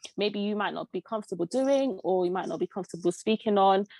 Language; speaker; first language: English; early bilingual, other home language; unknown